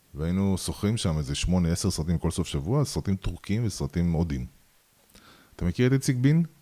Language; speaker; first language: Hebrew; early bilingual, other home language; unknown